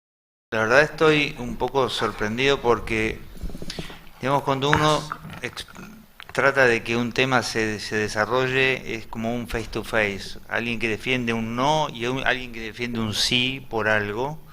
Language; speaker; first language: Spanish; native; Spanish